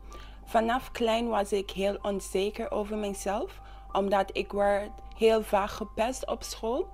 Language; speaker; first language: Dutch; non-native, local second language; English